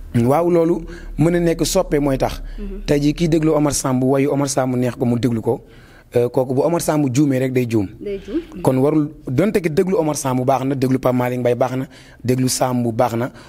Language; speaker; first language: Wolof; native; Wolof